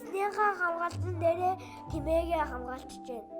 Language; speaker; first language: Mongolian; native; Mongolian